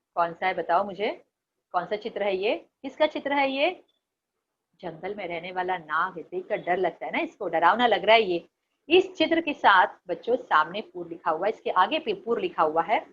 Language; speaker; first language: Hindi; non-native, local second language; Marathi